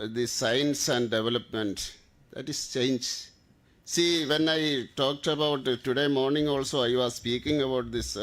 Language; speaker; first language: English; non-native, local second language; Malayalam